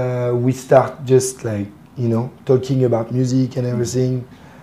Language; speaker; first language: English; non-native, fluent; French